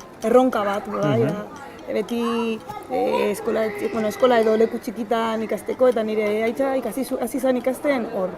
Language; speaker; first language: Basque; non-native, learner; Spanish